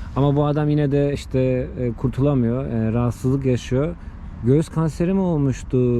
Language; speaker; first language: Turkish; native; Turkish